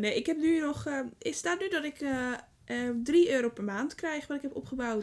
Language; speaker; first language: Dutch; native; Dutch